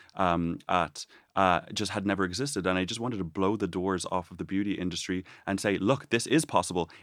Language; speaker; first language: English; native; English